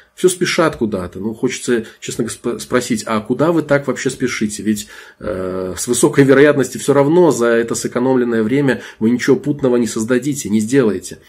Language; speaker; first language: Russian; non-native, local second language; Belarusian